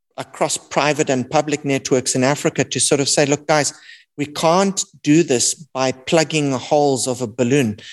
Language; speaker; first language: English; native; English